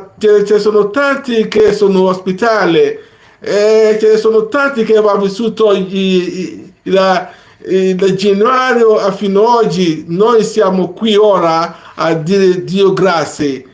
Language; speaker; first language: Italian; non-native, learner; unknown